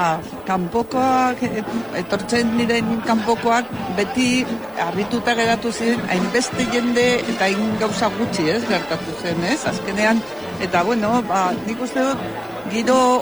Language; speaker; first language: Basque; native; Basque